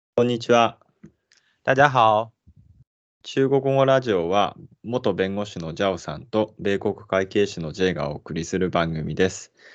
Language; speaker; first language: Japanese; native; Japanese